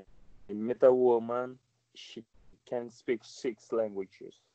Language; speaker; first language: English; non-native, learner; Spanish